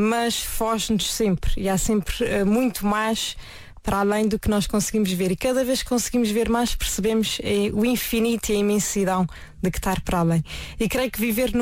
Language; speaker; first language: Portuguese; native; Portuguese